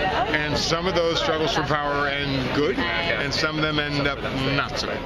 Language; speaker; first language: English; native; English